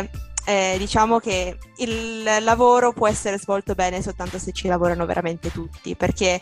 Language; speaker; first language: Italian; native; Italian